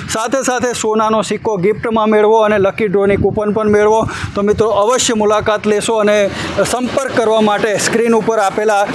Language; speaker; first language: Gujarati; native; Gujarati